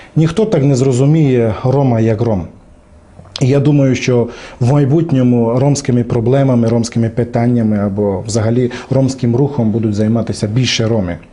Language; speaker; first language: Ukrainian; non-native, local second language; Romany